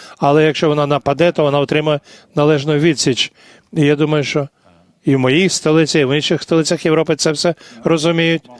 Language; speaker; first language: Ukrainian; non-native, fluent; English